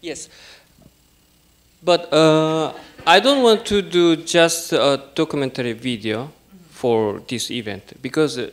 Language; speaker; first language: English; non-native, learner; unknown